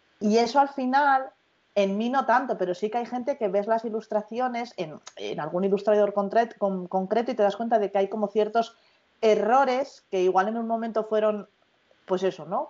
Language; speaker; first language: Spanish; native; Spanish